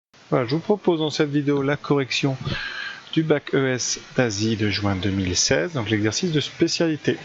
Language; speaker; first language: French; native; French